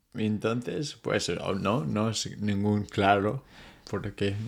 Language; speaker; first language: Spanish; non-native, fluent; English